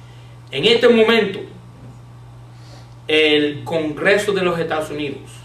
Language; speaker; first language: Spanish; non-native, fluent; English